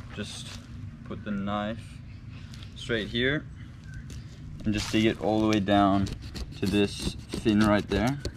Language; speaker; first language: English; non-native, fluent; Indonesian